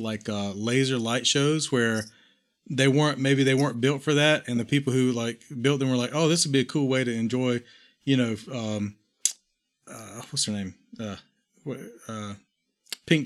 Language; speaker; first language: English; native; English